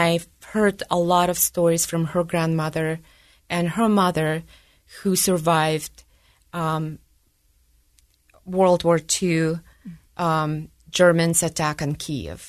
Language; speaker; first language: English; non-native, fluent; Russian